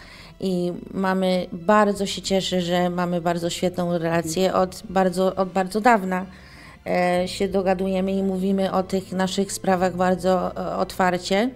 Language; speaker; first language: Polish; early bilingual, heritage; English